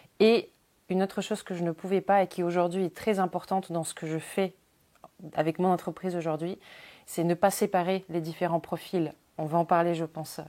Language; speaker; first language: French; non-native, fluent; Ukrainian